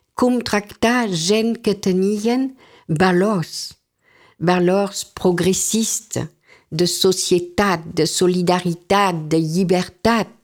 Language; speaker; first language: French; native; French